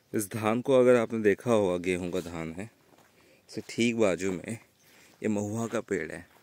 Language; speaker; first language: Hindi; native; Hindi